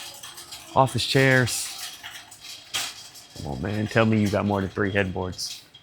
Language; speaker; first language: English; native; English